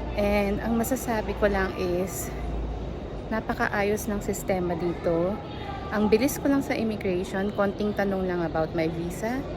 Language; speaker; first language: Filipino; native; Filipino